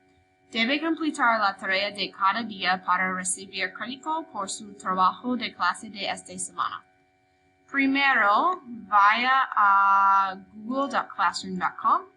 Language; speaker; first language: Spanish; non-native, fluent; English